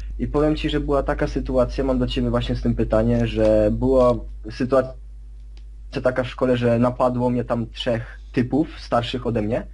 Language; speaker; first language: Polish; early bilingual, heritage; Polish